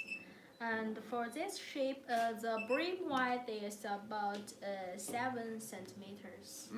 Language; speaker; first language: English; non-native, learner; Chinese